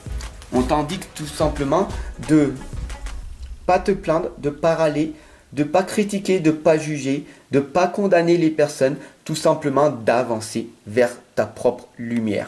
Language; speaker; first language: French; native; French